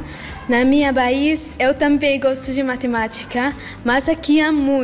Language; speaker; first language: Portuguese; non-native, learner; Arabic